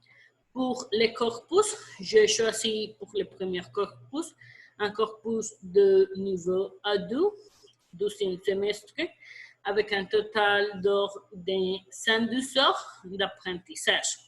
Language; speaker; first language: French; non-native, fluent; Spanish